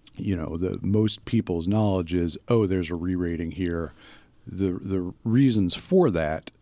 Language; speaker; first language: English; native; English